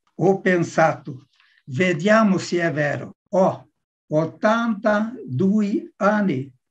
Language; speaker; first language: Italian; non-native, learner; Portuguese